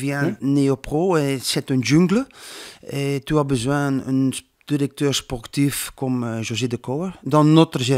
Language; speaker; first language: French; non-native, learner; Dutch